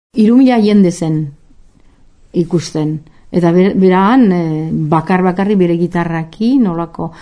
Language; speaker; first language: Basque; native; Basque